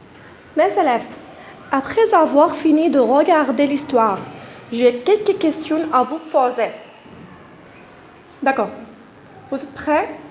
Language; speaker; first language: French; non-native, fluent; Arabic